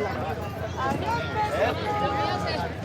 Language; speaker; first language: Spanish; native; Spanish